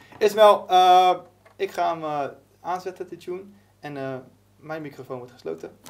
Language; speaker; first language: Dutch; native; Dutch